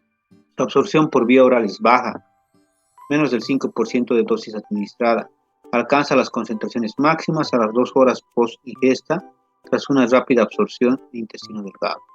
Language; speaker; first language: Spanish; native; Spanish